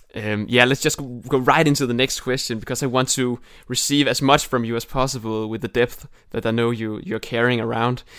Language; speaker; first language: English; non-native, fluent; Danish